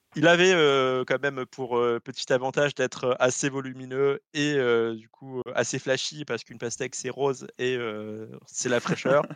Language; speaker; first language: French; native; French